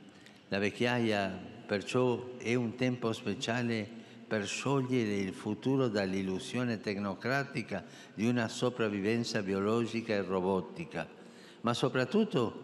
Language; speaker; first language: Italian; non-native, fluent; Spanish